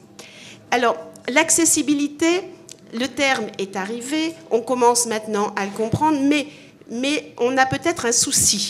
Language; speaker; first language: French; native; French